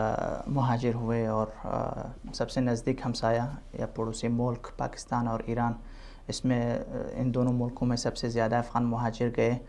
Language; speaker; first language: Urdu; non-native, fluent; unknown